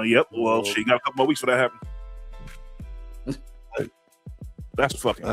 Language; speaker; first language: English; native; English